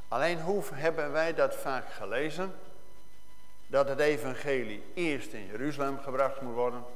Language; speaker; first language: Dutch; native; Dutch